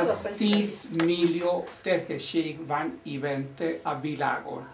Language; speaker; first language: Hungarian; non-native, fluent; Spanish